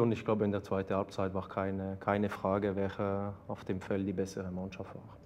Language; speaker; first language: German; non-native, local second language; French